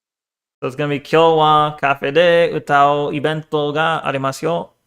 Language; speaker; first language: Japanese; non-native, learner; English